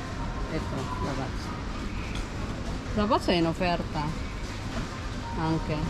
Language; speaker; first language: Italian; non-native, fluent; Filipino